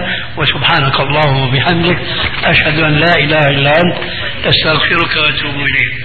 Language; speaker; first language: Arabic; native; Arabic